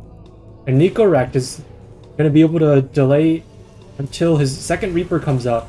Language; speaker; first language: English; native; English